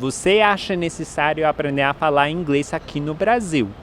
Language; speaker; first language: Portuguese; non-native, fluent; English